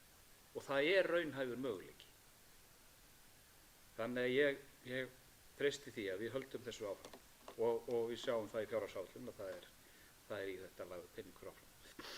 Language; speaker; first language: Icelandic; native; Icelandic